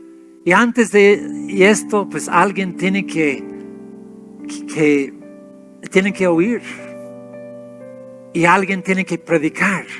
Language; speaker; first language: Spanish; non-native, fluent; English